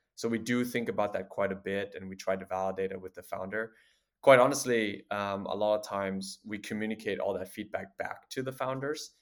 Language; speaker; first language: English; non-native, fluent; German